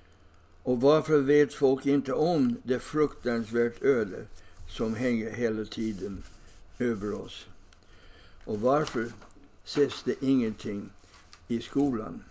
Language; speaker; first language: Swedish; non-native, fluent; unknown